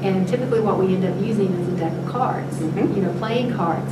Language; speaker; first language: English; native; English